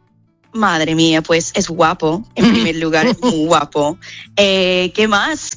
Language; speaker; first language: Spanish; non-native, fluent; English